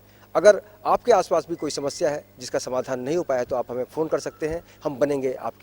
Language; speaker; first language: Hindi; native; Hindi